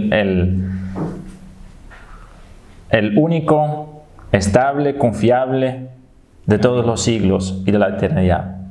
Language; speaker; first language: Spanish; non-native, fluent; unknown